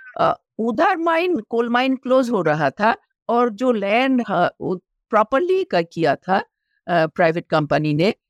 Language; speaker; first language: Hindi; non-native, local second language; Bangla